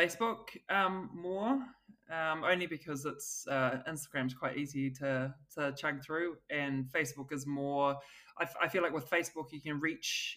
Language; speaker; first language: English; native; English